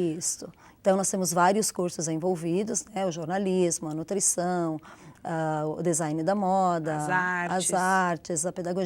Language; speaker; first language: Portuguese; native; Portuguese